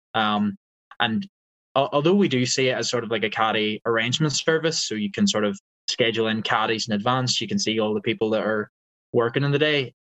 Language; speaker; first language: English; native; English